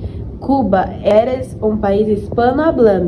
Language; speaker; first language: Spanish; non-native, learner; Portuguese